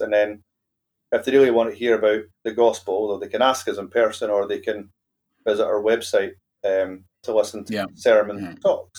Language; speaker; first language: English; native; English